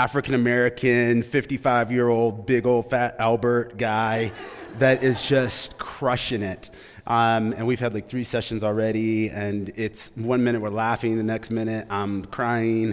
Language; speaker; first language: English; native; English